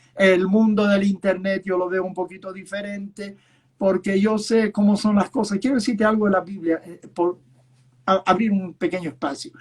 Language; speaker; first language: Spanish; early bilingual, other home language; Yiddish